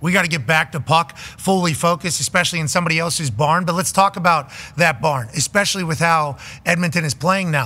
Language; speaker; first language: English; native; English